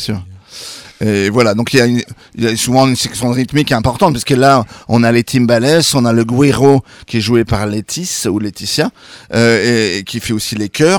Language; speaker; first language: French; native; French